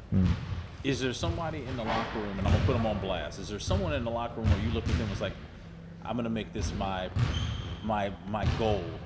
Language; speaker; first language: English; native; English